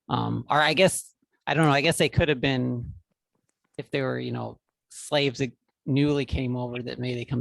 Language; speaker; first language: English; native; English